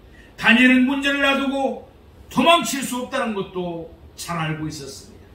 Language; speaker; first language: Korean; native; Korean